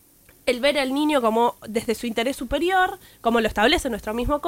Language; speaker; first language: Spanish; native; Spanish